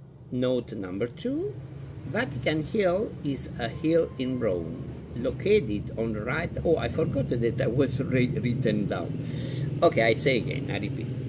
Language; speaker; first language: English; non-native, fluent; Italian